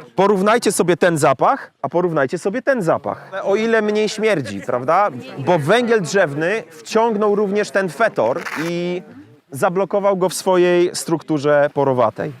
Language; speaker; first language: Polish; native; Polish